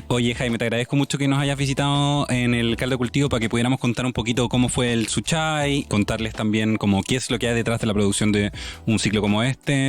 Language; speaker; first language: Spanish; native; Spanish